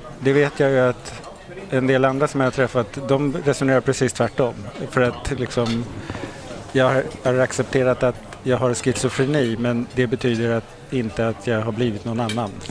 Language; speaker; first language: Swedish; native; Swedish